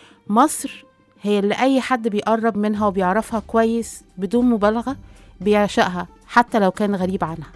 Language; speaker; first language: Arabic; native; Arabic